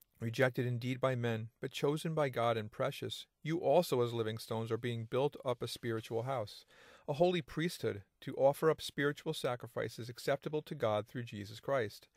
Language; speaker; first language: English; native; English